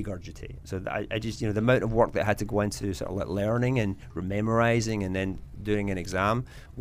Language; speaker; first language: English; native; English